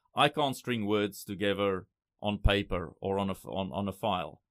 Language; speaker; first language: English; non-native, local second language; Afrikaans